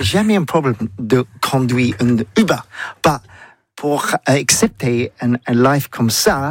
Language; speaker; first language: French; non-native, learner; English